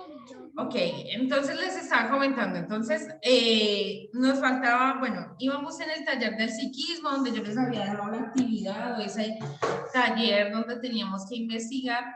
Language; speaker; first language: Spanish; native; Spanish